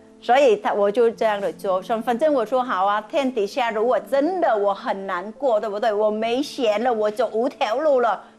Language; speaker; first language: Chinese; non-native, fluent; Vietnamese